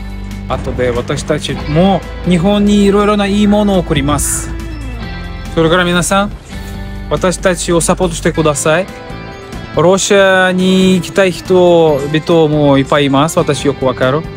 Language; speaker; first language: Japanese; non-native, learner; Russian